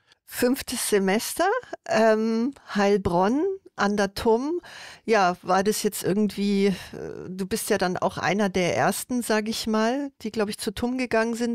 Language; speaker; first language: German; native; German